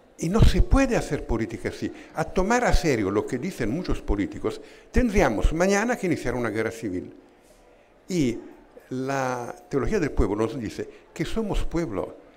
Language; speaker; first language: Spanish; non-native, fluent; Italian